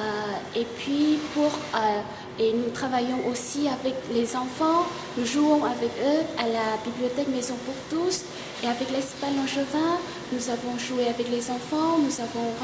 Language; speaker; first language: French; non-native, fluent; Vietnamese